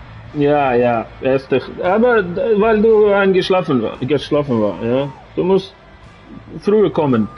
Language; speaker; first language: German; non-native, learner; Russian